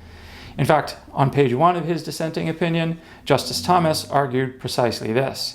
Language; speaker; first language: English; native; English